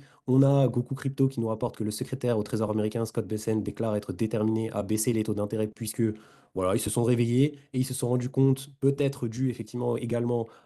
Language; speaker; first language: French; native; French